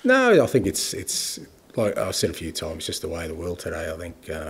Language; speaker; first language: English; native; English